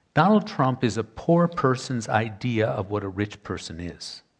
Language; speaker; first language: English; native; English